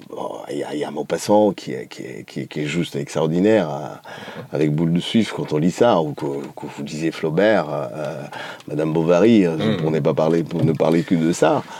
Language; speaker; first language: French; non-native, fluent; Portuguese